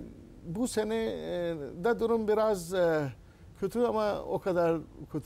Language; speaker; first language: Turkish; non-native, learner; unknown